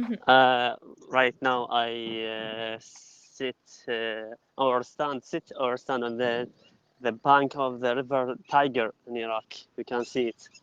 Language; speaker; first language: English; non-native, learner; Arabic